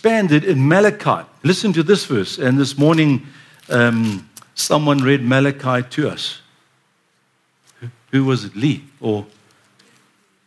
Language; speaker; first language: English; native; English